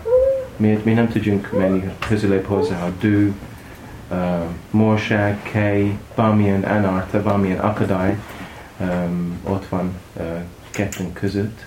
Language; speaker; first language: Hungarian; non-native, learner; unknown